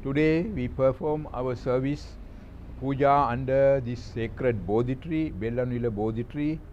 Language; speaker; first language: English; non-native, local second language; Sinhala